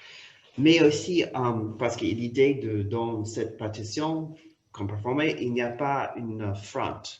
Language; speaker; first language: French; non-native, fluent; English